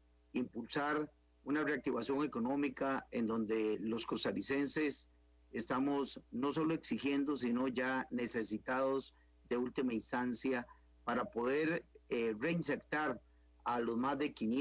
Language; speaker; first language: Spanish; native; Spanish